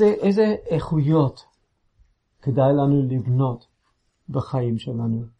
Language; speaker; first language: Hebrew; non-native, fluent; English